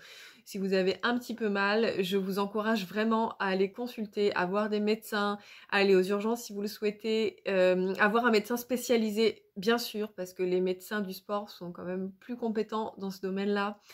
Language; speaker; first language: French; native; French